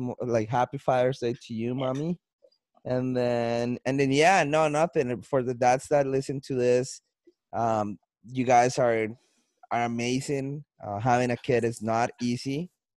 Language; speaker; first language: English; non-native, fluent; Spanish